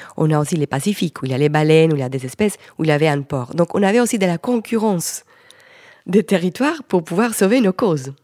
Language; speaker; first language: French; non-native, fluent; Spanish